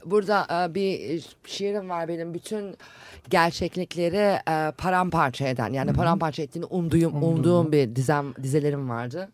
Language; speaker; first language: Turkish; native; Turkish